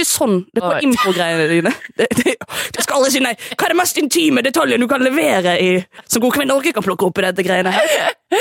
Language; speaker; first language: Norwegian; native; Norwegian